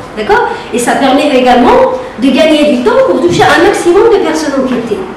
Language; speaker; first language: French; non-native, local second language; Arabic